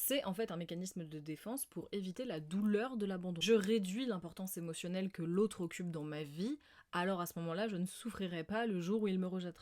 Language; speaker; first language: French; native; French